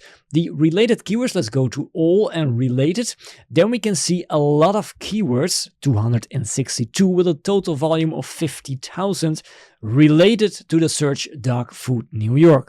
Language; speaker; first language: English; non-native, fluent; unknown